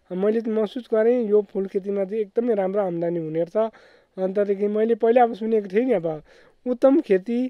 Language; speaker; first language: Nepali; native; Nepali